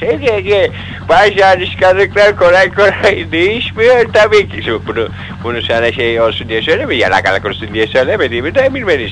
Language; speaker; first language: Turkish; native; Turkish